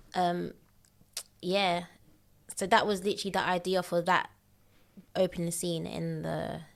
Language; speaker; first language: English; native; English